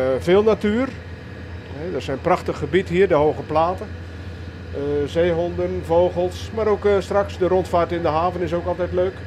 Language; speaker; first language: Dutch; native; Dutch